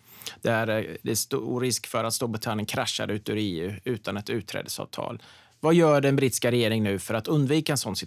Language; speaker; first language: Swedish; native; Swedish